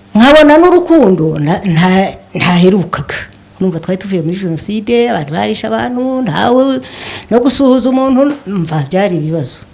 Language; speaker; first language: Kinyarwanda; native; Kinyarwanda